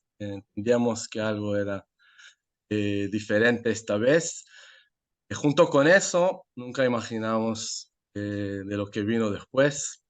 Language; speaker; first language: Spanish; non-native, fluent; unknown